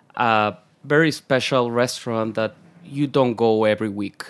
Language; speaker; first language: English; non-native, fluent; Spanish